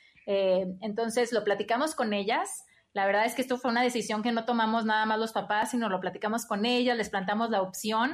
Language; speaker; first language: Spanish; native; Spanish